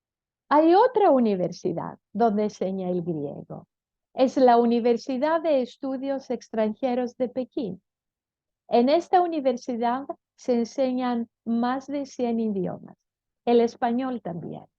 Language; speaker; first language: Spanish; non-native, fluent; Greek